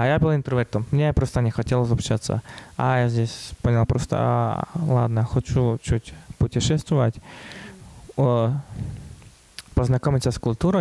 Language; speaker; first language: Russian; non-native, fluent; Slovak